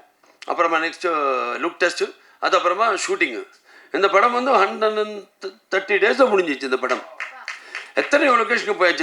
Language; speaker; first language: Tamil; non-native, local second language; Telugu